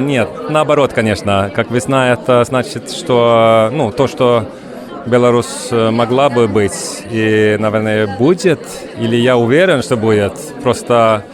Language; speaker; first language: Russian; non-native, learner; Swedish